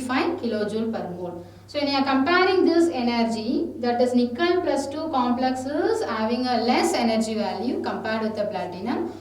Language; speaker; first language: English; non-native, local second language; Tamil